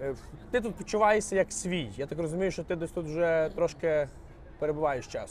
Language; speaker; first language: Ukrainian; native; Ukrainian